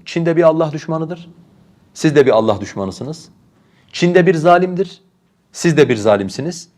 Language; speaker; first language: Turkish; non-native, local second language; Kurdish